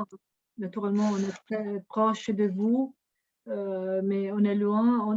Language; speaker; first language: French; non-native, fluent; Italian